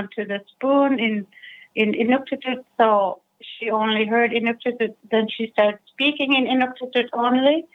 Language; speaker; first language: English; non-native, fluent; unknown